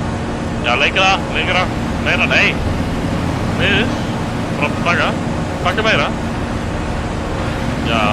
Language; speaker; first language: Icelandic; native; Icelandic